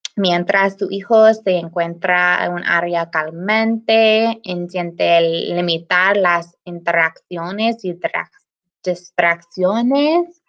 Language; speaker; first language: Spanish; non-native, learner; English